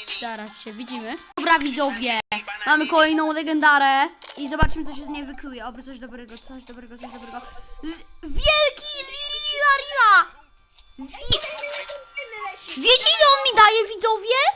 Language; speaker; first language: Polish; native; Polish